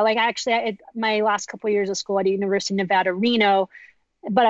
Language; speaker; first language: English; native; English